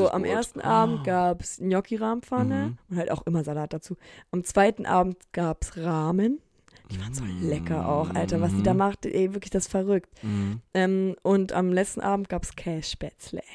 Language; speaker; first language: German; native; German